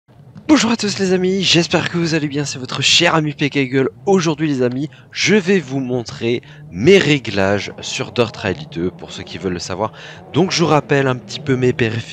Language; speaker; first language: French; native; French